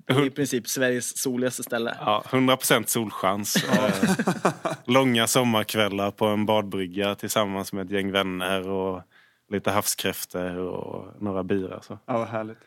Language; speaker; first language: Swedish; native; Swedish